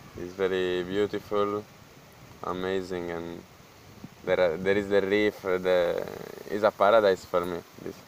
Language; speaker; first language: English; non-native, learner; Italian